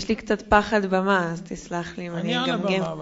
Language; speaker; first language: Hebrew; native; Hebrew